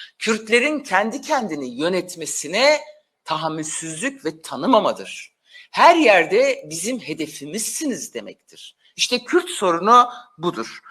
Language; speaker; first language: Turkish; non-native, local second language; Kurdish